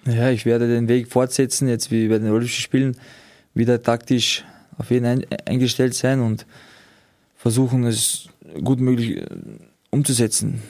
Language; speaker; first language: German; early bilingual, other home language; Georgian